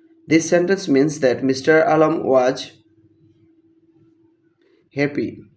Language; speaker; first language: English; non-native, local second language; Bangla